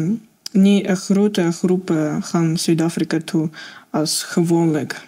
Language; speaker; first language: Dutch; non-native, learner; Russian